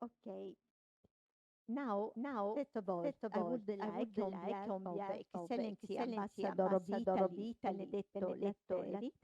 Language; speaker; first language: English; non-native, fluent; Italian